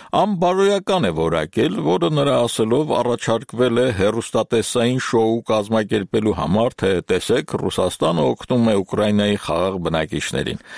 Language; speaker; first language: Armenian; native; Armenian